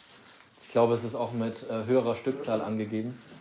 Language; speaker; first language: German; native; German